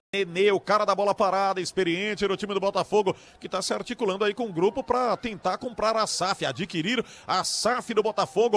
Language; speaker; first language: Portuguese; native; Portuguese